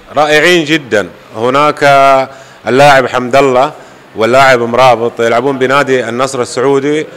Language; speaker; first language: Arabic; native; Arabic